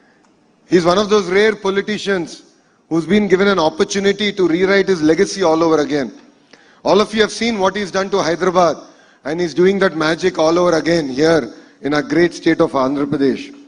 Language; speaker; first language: English; non-native, local second language; Telugu